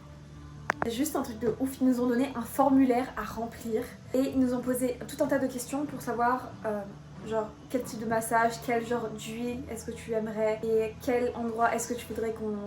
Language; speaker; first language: French; native; French